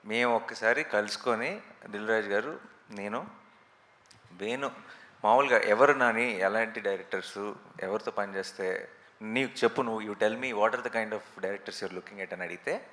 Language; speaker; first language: Telugu; native; Telugu